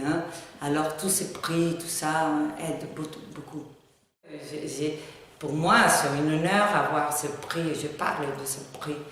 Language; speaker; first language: French; non-native, learner; Spanish